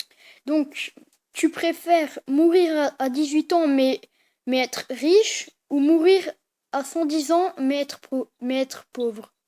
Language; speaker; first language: French; native; French